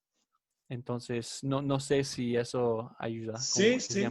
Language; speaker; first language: Spanish; non-native, fluent; English